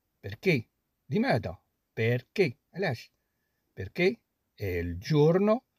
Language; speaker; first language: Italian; non-native, fluent; Arabic